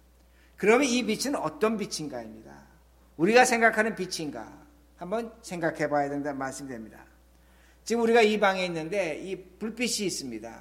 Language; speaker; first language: Korean; native; Korean